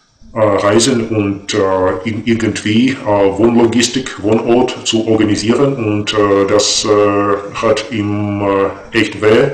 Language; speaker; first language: German; non-native, fluent; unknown